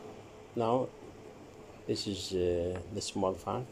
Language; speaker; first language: English; non-native, learner; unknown